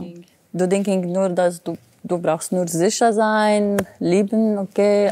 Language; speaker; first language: German; non-native, learner; Arabic